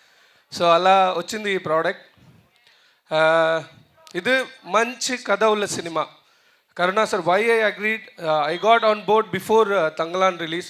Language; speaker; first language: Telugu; non-native, learner; Tamil